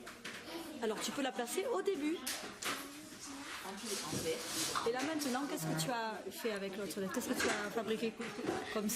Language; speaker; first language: French; native; French